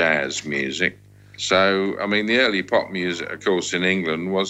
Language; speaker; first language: English; native; English